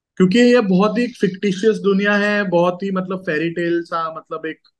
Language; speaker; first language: Hindi; non-native, local second language; Gujarati